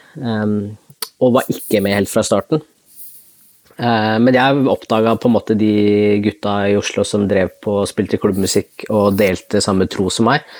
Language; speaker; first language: Norwegian; early bilingual, other home language; Spanish